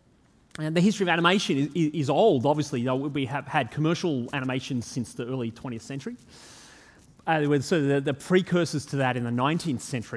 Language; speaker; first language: English; native; English